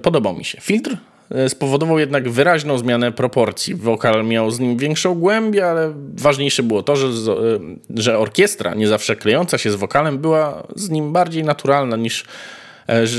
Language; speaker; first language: Polish; native; Polish